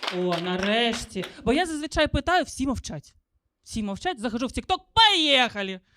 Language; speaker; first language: Ukrainian; non-native, local second language; Russian